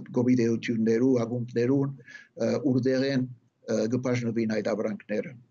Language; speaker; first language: Armenian; early bilingual, heritage; Armenian